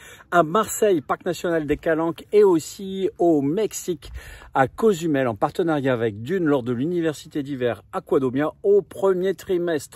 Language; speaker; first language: French; native; French